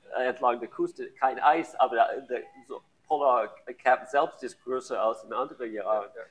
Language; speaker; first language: German; non-native, learner; English